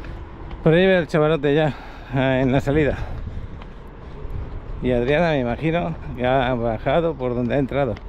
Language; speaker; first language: Spanish; native; Spanish